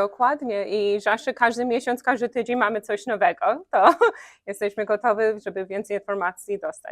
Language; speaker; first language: Polish; early bilingual, heritage; Polish